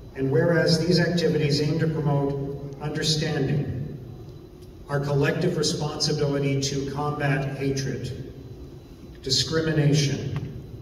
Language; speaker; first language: English; native; English